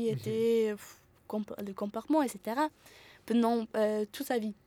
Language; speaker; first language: French; non-native, fluent; German